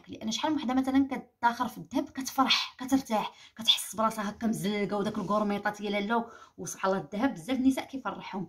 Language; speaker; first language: Arabic; native; Arabic